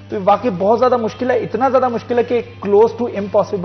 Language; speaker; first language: Hindi; non-native, local second language; Punjabi